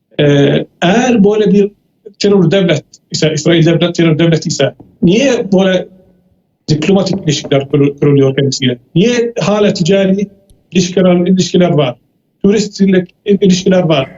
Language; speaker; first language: Turkish; non-native, fluent; Arabic